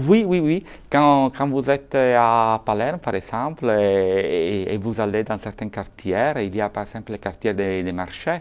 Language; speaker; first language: French; non-native, fluent; Italian